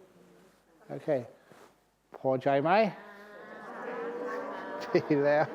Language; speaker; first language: Thai; non-native, fluent; English